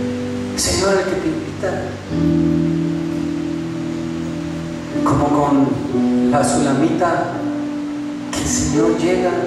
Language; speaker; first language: Spanish; native; Spanish